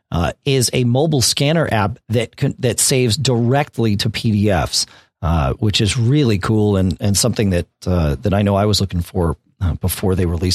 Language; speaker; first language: English; native; English